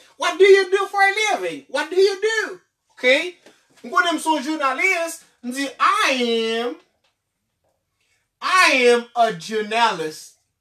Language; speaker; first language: English; non-native, fluent; Haitian Creole